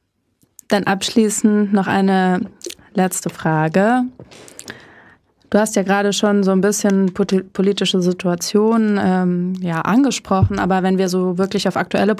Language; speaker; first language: German; native; German